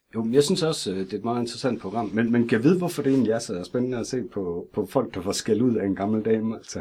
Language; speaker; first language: Danish; native; Danish